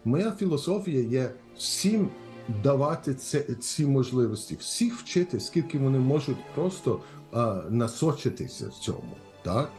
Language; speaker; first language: Ukrainian; early bilingual, heritage; Ukrainian